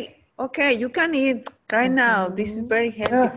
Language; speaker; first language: English; non-native, learner; Spanish